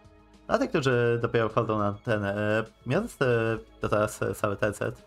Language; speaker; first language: Polish; native; Polish